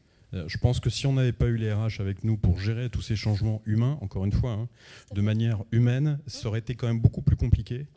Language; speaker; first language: French; native; French